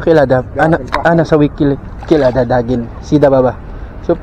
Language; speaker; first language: Arabic; non-native, learner; Filipino